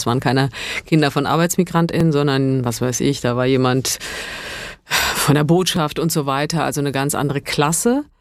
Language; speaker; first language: German; early bilingual, other home language; Italian